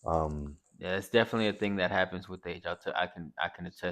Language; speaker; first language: English; native; English